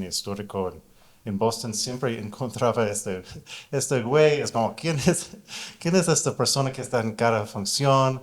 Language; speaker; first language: Spanish; non-native, fluent; English